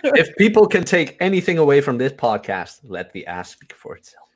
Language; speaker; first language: English; non-native, fluent; Dutch